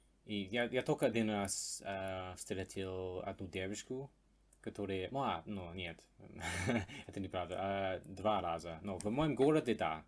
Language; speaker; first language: Russian; non-native, fluent; English